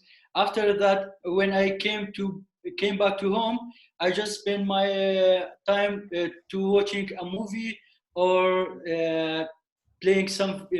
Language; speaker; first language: English; non-native, learner; Kurdish